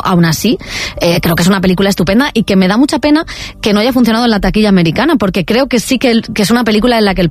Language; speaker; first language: Spanish; native; Spanish